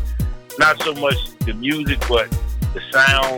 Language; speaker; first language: English; native; English